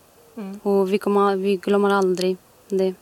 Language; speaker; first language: Swedish; non-native, learner; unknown